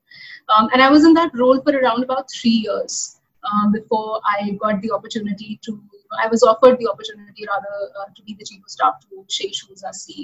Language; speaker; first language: English; non-native, local second language; Hindi